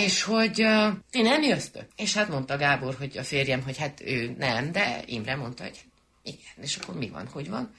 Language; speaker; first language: Hungarian; native; Hungarian